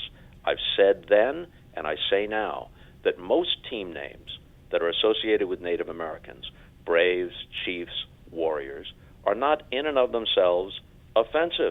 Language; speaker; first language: English; native; English